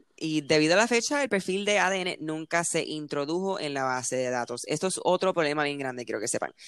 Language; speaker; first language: Spanish; early bilingual, heritage; Spanish